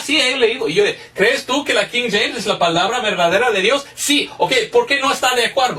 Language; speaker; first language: Spanish; non-native, fluent; English